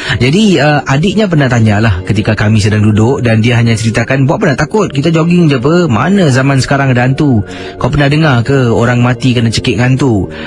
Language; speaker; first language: Malay; native; Malay